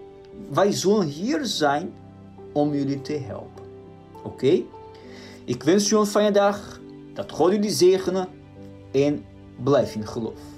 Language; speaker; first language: Dutch; non-native, fluent; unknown